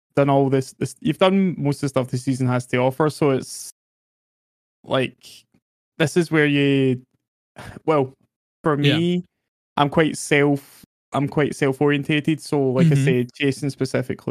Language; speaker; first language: English; native; English